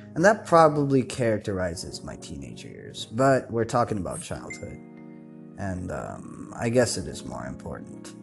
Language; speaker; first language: English; non-native, local second language; Nepali